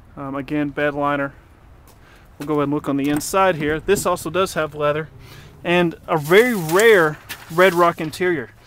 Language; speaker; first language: English; native; English